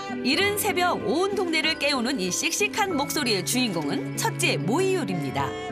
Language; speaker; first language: Korean; native; Korean